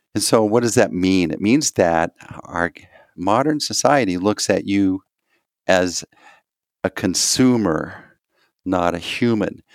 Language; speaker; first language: English; native; English